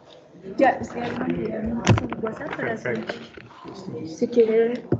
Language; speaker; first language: Spanish; native; Spanish